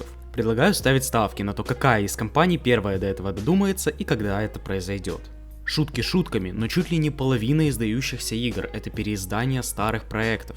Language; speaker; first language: Russian; native; Russian